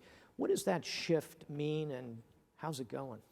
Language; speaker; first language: English; native; English